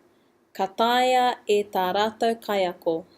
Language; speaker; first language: Māori; non-native, fluent; English